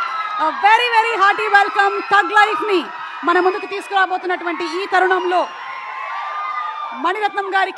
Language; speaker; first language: Telugu; native; Telugu